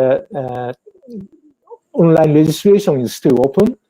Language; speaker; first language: English; non-native, fluent; Japanese